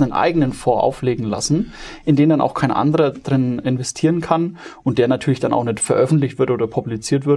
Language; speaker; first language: German; native; German